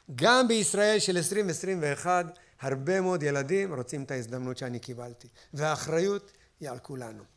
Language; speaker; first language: Hebrew; native; Hebrew